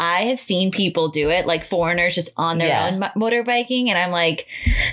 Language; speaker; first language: English; native; English